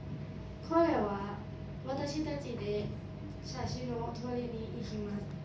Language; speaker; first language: Japanese; non-native, learner; Thai